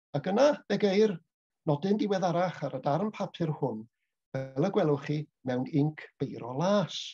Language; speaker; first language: Welsh; native; Welsh